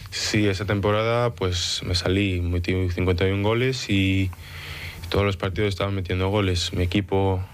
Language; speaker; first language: Spanish; early bilingual, other home language; English